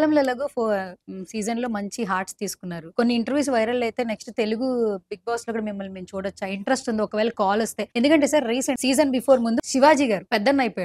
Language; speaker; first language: Telugu; native; Telugu